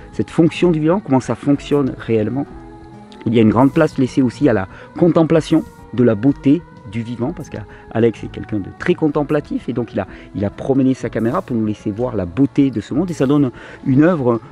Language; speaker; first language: French; native; French